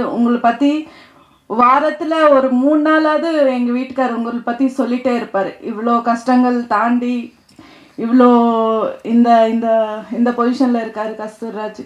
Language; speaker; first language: Tamil; non-native, fluent; Telugu